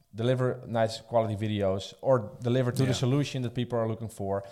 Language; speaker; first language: English; non-native, fluent; Dutch